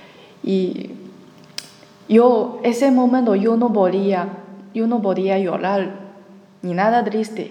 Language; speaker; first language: Spanish; non-native, learner; Chinese